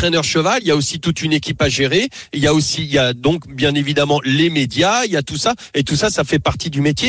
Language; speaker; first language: French; native; French